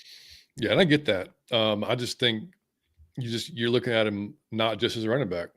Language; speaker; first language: English; native; English